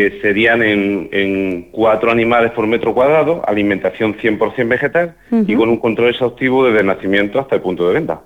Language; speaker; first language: Spanish; native; Spanish